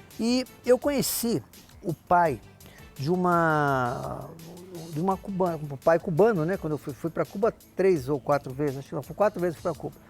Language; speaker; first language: Portuguese; native; Portuguese